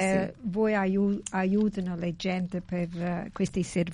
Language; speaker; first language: Italian; early bilingual, heritage; English